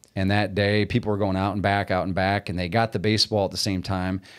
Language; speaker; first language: English; native; English